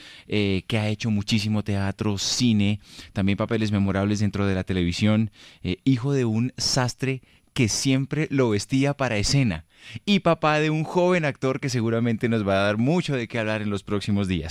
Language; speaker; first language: Spanish; native; Spanish